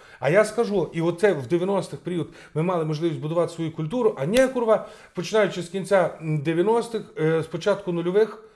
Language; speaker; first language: Ukrainian; native; Ukrainian